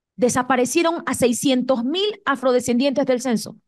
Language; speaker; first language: Spanish; native; Spanish